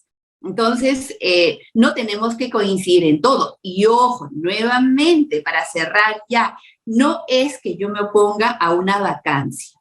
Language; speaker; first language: Spanish; native; Spanish